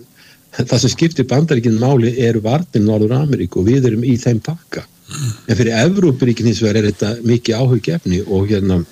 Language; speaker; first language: Icelandic; native; Icelandic